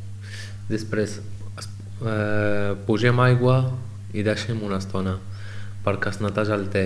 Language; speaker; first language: Catalan; non-native, learner; Arabic